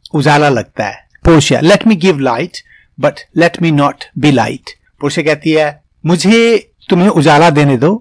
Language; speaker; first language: Hindi; native; Hindi